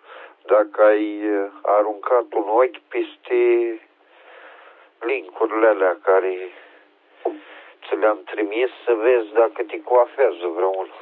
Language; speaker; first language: Romanian; native; Romanian